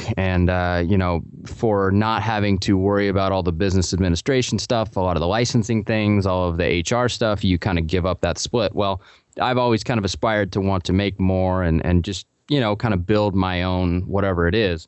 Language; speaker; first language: English; native; English